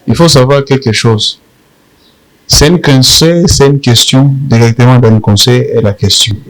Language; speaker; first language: French; non-native, local second language; Rundi